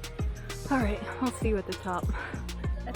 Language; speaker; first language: English; native; English